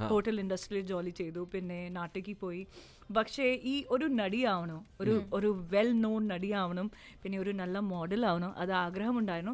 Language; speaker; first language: Malayalam; non-native, local second language; Hindi